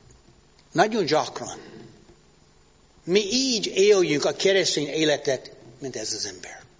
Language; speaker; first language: Hungarian; non-native, learner; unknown